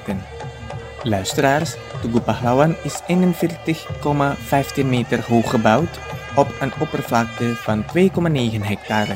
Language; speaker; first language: Dutch; non-native, fluent; Indonesian